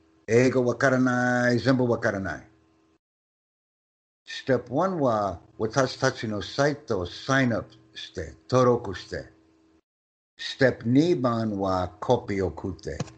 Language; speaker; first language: Japanese; non-native, learner; English